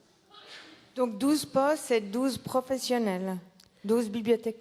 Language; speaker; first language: French; native; French